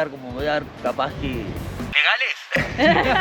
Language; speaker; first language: Spanish; native; Spanish